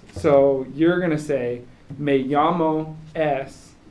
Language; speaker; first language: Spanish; non-native, learner; English